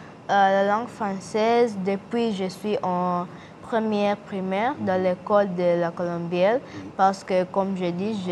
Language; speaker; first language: French; non-native, learner; English